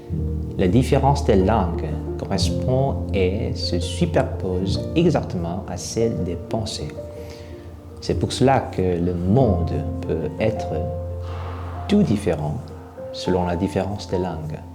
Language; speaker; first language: French; non-native, fluent; Korean